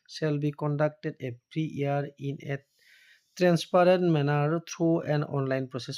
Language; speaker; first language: English; non-native, local second language; Assamese